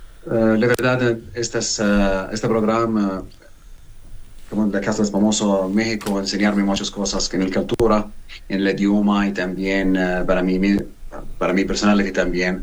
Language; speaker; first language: Spanish; non-native, learner; Arabic